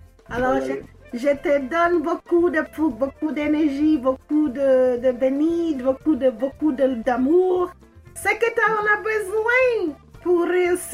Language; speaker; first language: French; non-native, learner; English